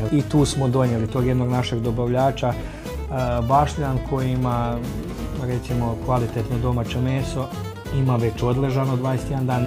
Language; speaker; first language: Croatian; native; Croatian